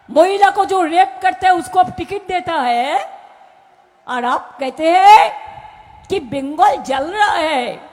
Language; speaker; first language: Hindi; non-native, local second language; Bangla